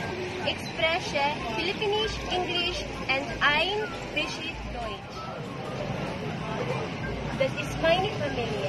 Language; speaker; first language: German; non-native, learner; Filipino